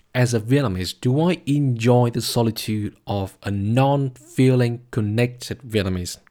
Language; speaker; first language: English; non-native, fluent; Vietnamese